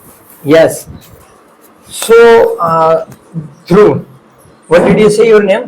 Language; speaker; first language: English; non-native, fluent; Hindi